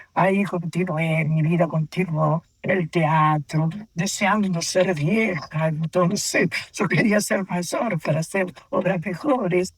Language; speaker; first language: Spanish; native; Spanish